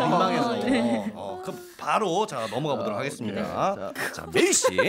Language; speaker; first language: Korean; native; Korean